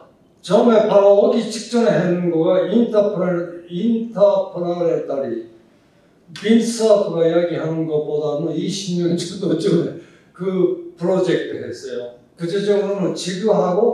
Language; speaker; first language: Korean; early bilingual, heritage; Japanese